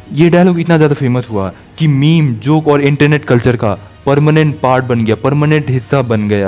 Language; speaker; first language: Hindi; non-native, local second language; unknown